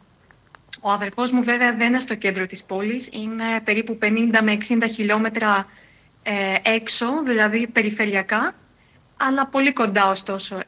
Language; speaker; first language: Greek; non-native, fluent; Ukrainian